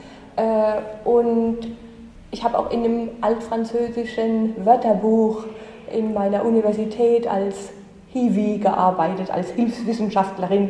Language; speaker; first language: German; native; German